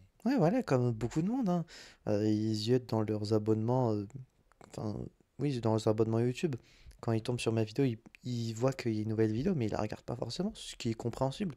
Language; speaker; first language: French; native; French